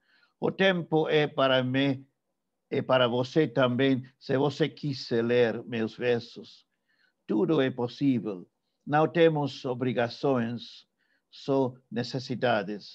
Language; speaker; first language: Portuguese; non-native, fluent; English